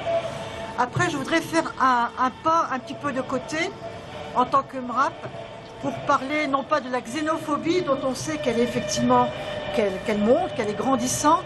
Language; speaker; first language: French; native; French